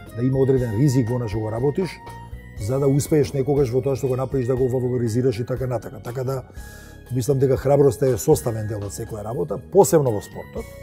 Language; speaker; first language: Macedonian; native; Macedonian